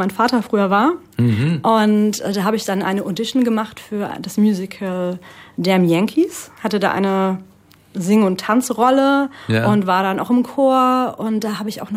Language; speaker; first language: German; native; German